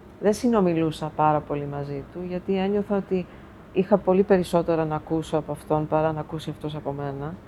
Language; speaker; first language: Greek; early bilingual, heritage; Greek